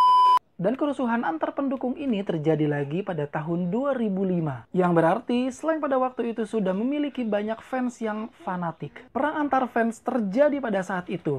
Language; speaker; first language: Indonesian; native; Indonesian